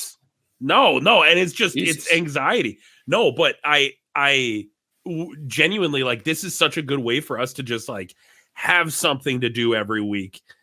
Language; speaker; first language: English; native; English